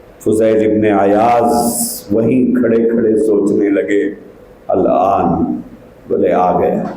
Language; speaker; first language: Urdu; native; Urdu